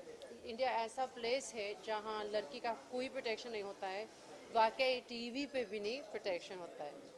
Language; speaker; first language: Hindi; early bilingual, heritage; English